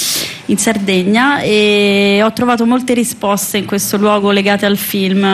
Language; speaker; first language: Italian; native; Italian